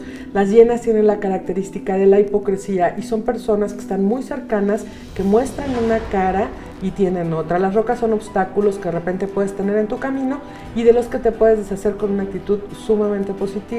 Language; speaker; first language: Spanish; native; Spanish